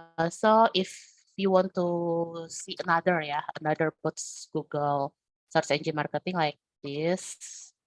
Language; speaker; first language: English; non-native, learner; Indonesian